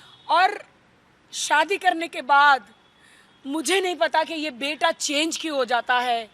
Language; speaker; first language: Hindi; native; Hindi